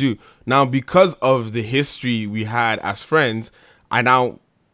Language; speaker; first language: English; native; English